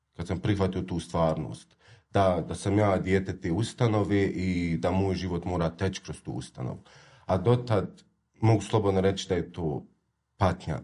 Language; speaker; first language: Croatian; native; Croatian